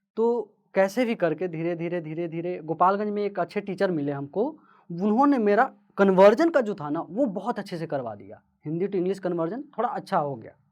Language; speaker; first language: Hindi; native; Hindi